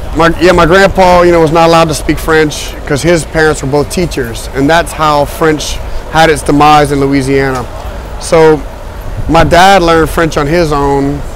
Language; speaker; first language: English; native; English